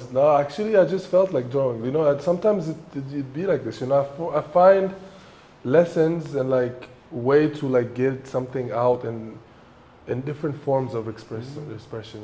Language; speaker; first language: English; early bilingual, other home language; French